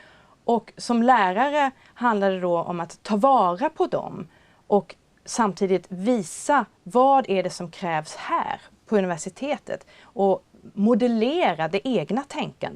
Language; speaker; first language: Swedish; native; Swedish